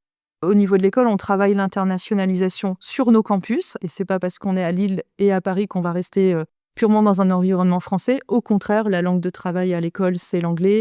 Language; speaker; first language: French; native; French